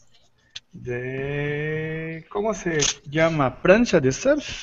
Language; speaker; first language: Spanish; non-native, learner; Portuguese